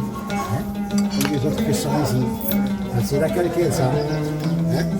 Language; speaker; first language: French; non-native, learner; Arabic